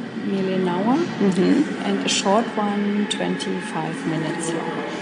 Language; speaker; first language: English; non-native, learner; German